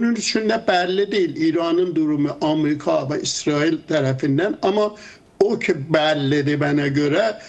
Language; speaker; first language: Turkish; non-native, fluent; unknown